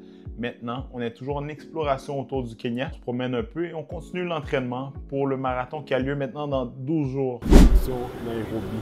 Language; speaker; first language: French; native; French